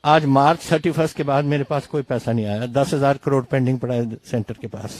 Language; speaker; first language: Urdu; non-native, local second language; Punjabi